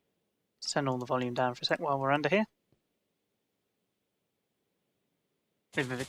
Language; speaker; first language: English; native; English